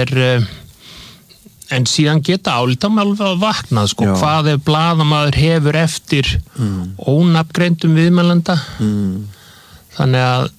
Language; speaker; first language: Icelandic; native; Icelandic